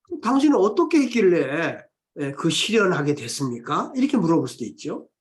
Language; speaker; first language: Korean; native; Korean